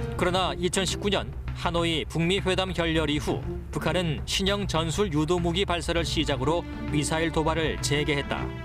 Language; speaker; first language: Korean; native; Korean